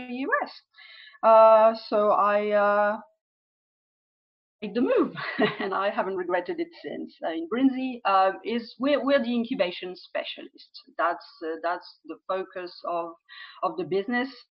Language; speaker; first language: English; non-native, fluent; French